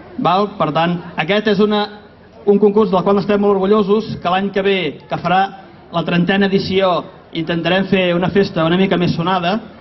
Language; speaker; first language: Catalan; native; Catalan